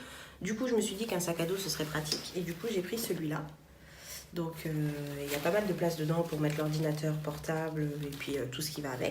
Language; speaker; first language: French; native; French